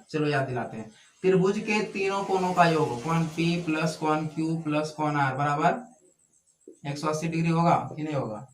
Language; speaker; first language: Hindi; native; Hindi